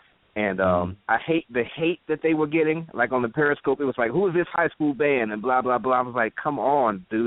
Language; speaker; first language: English; native; English